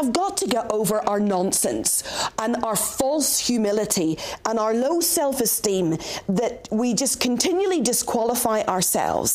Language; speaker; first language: English; native; English